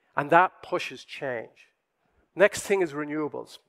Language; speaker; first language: English; native; English